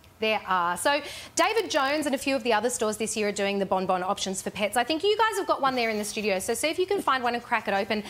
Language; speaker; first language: English; native; English